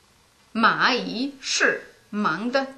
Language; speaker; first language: Chinese; non-native, learner; German